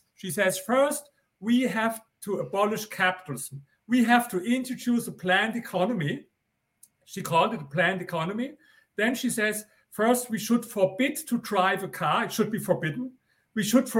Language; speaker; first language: English; non-native, fluent; German